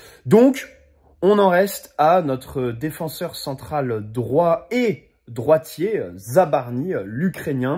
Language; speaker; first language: French; native; French